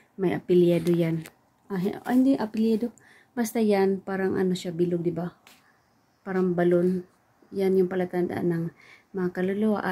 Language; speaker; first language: Filipino; non-native, local second language; Cebuano